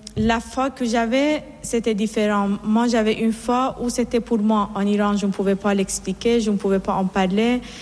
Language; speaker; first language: French; non-native, fluent; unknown